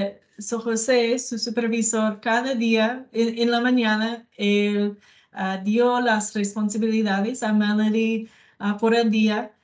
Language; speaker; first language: Spanish; non-native, learner; English